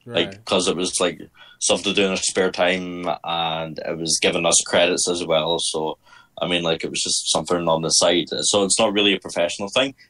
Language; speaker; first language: English; native; English